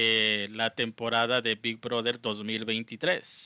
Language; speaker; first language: Spanish; native; Spanish